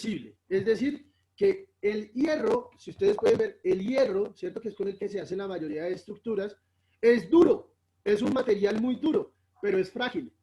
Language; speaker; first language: Spanish; native; Spanish